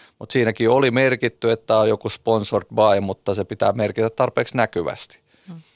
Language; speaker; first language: Finnish; native; Finnish